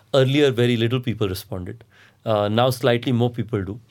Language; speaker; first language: English; non-native, local second language; Hindi